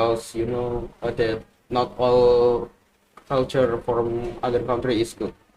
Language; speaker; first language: English; non-native, learner; Indonesian